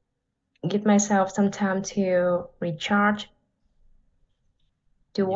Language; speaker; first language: English; non-native, learner; Vietnamese